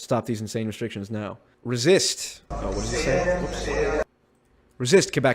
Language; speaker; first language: English; native; English